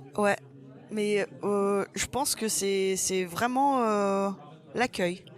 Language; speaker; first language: French; non-native, fluent; Portuguese